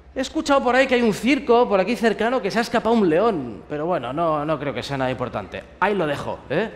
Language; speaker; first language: Spanish; native; Spanish